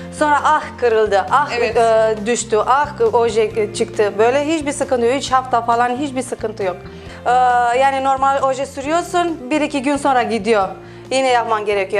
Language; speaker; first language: Turkish; non-native, fluent; Romanian